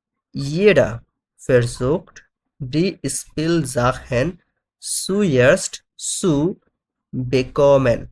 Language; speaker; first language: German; non-native, fluent; Bangla